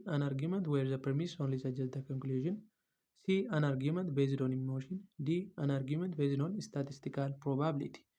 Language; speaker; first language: English; non-native, local second language; Amharic